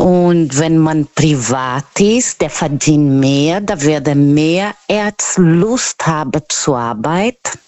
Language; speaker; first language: German; non-native, learner; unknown